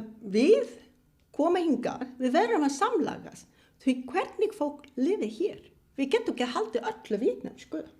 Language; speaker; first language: Icelandic; non-native, fluent; Vietnamese